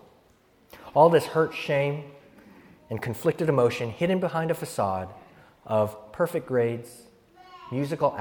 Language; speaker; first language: English; native; English